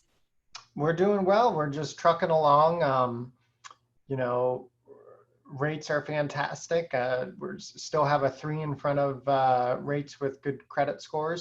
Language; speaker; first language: English; native; English